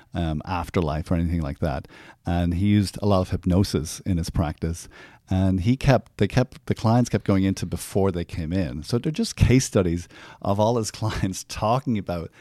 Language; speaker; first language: English; native; English